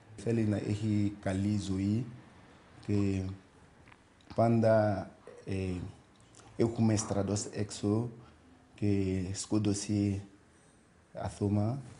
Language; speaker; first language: Greek; non-native, learner; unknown